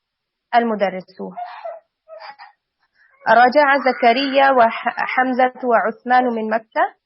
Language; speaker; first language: Arabic; non-native, fluent; Urdu